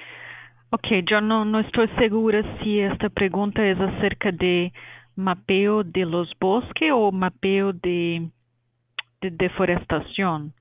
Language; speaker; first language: Spanish; non-native, fluent; Portuguese